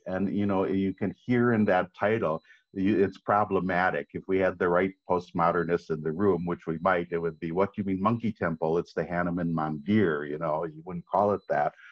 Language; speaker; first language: English; native; English